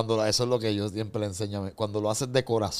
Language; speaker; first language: Spanish; native; Spanish